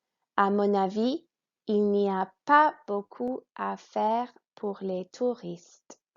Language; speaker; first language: French; non-native, fluent; English